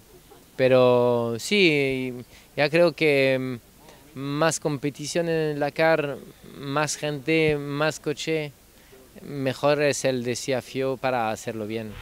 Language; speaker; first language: Spanish; non-native, fluent; French